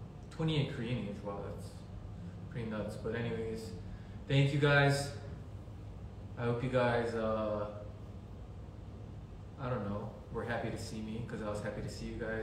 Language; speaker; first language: English; early bilingual, other home language; Korean